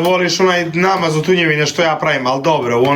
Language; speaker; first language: Croatian; native; Croatian